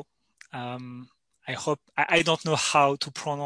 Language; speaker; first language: English; non-native, fluent; French